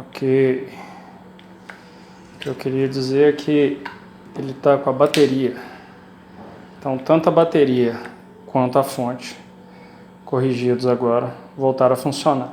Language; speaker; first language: Portuguese; native; Portuguese